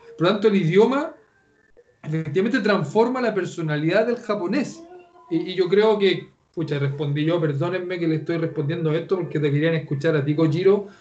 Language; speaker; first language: Spanish; native; Spanish